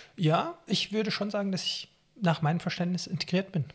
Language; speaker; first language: German; non-native, fluent; Arabic